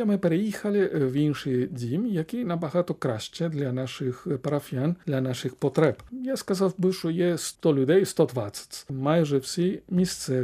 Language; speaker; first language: Ukrainian; non-native, fluent; Spanish